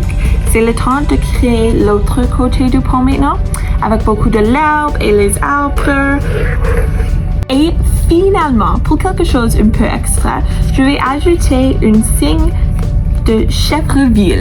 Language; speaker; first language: French; non-native, fluent; English